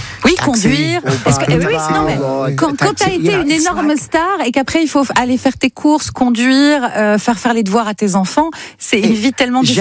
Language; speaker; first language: French; native; French